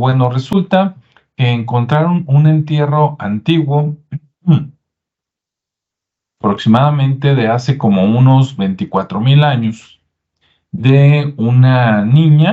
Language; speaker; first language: Spanish; native; Spanish